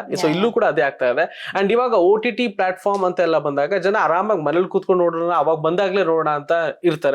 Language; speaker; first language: Kannada; native; Kannada